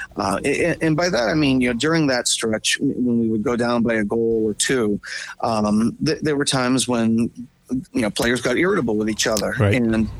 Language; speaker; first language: English; native; English